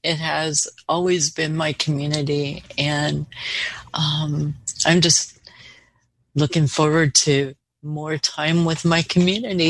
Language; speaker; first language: English; native; English